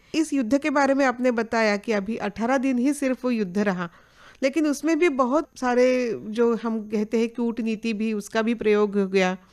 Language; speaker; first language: Hindi; non-native, local second language; Marathi